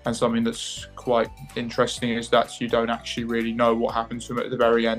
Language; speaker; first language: English; native; English